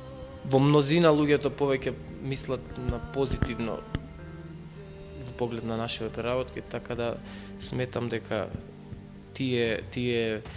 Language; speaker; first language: Macedonian; native; Macedonian